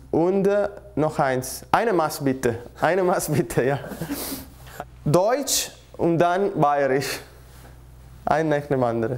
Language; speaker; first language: German; non-native, learner; Italian